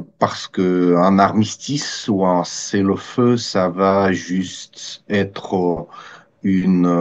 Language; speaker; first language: French; non-native, fluent; Russian